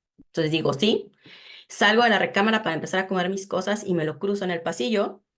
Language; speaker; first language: Spanish; native; Spanish